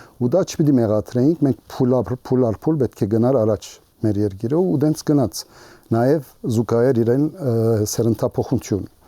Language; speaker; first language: Armenian; early bilingual, heritage; Armenian